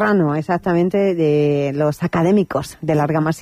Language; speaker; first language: Spanish; native; Spanish